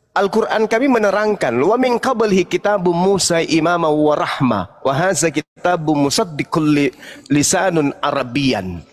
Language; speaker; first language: Indonesian; native; Indonesian